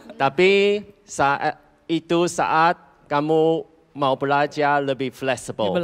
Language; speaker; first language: Indonesian; non-native, fluent; Chinese